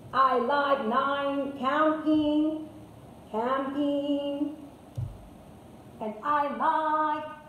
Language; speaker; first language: English; non-native, fluent; Spanish